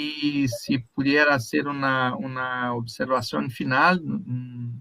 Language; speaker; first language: Spanish; non-native, fluent; Portuguese